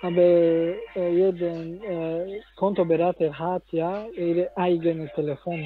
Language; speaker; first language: German; non-native, learner; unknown